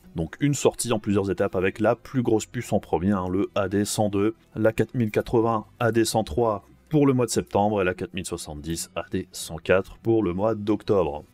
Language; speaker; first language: French; native; French